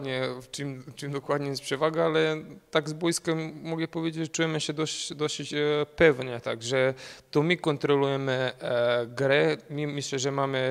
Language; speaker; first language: Polish; non-native, fluent; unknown